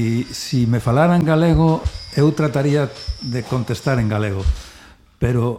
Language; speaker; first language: Galician; non-native, learner; Spanish